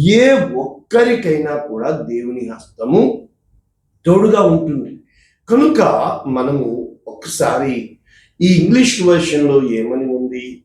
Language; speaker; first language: Telugu; native; Telugu